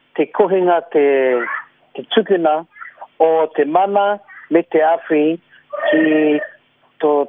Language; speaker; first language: Māori; native; Māori